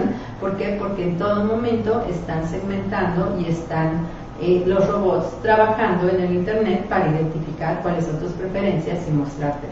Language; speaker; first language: Spanish; native; Spanish